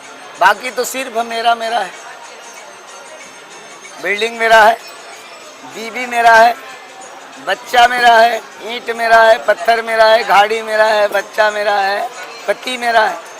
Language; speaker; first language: Hindi; native; Hindi